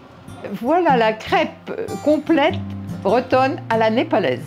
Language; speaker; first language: French; native; French